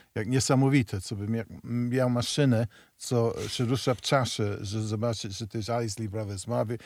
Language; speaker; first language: Polish; early bilingual, heritage; Polish